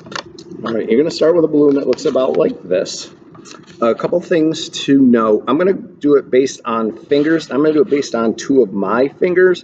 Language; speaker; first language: English; native; English